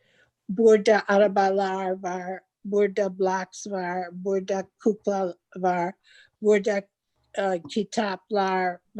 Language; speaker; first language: Turkish; non-native, learner; English